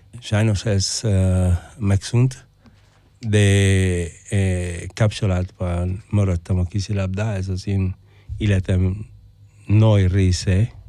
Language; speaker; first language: Hungarian; non-native, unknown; Spanish